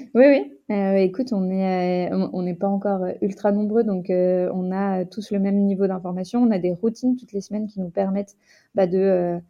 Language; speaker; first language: French; native; French